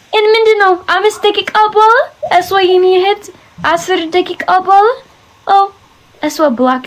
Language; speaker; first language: Amharic; early bilingual, heritage; Amharic